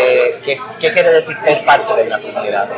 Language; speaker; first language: Spanish; early bilingual, heritage; English